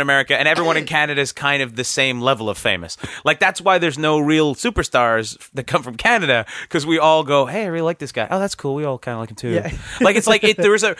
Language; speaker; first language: English; native; English